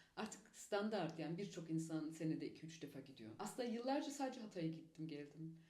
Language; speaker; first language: Turkish; early bilingual, heritage; Turkish